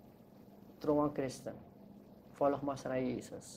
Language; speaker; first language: Dutch; non-native, local second language; Sranan Tongo